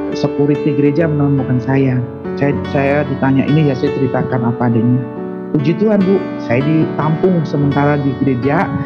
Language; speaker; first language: Indonesian; non-native, local second language; Sundanese